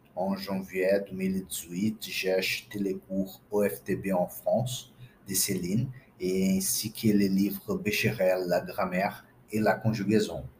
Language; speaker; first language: French; non-native, fluent; Portuguese